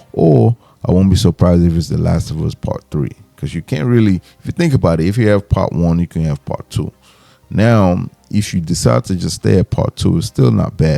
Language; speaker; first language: English; native; English